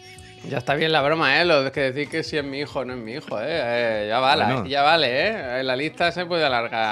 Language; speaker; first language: Spanish; native; Spanish